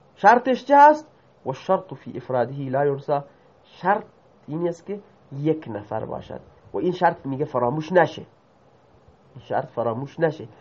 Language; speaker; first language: Persian; non-native, local second language; Baluchi